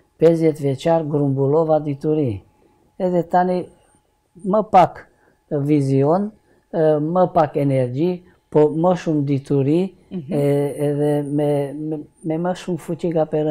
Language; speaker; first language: Albanian; non-native, learner; Hungarian